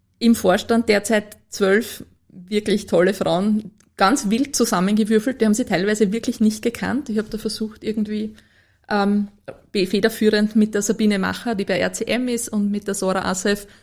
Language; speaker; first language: German; native; German